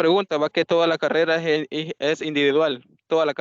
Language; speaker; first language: Spanish; native; Spanish